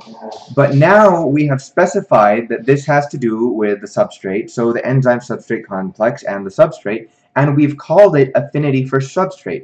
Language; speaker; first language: English; native; English